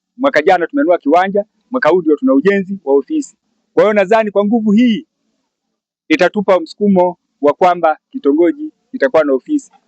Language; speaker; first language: Swahili; native; Swahili